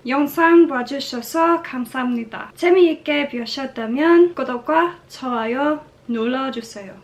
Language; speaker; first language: Korean; non-native, learner; English